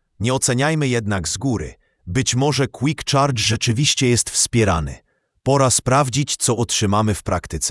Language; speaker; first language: Polish; native; Polish